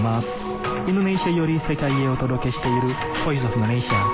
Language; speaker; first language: Japanese; non-native, fluent; Indonesian